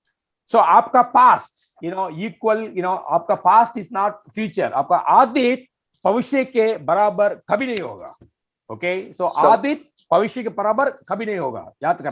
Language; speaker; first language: Hindi; non-native, fluent; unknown